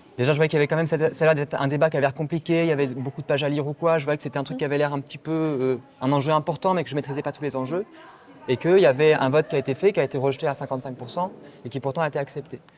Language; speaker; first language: French; native; French